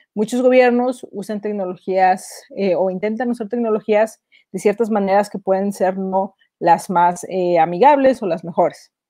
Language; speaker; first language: Spanish; native; Spanish